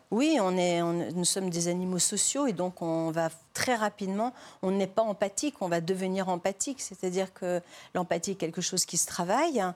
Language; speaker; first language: French; native; French